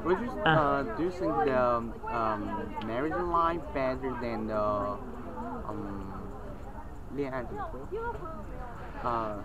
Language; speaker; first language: English; non-native, learner; Chinese